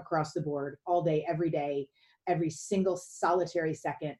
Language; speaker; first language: English; native; English